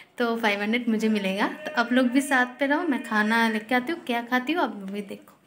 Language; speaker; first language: Hindi; non-native, local second language; Bangla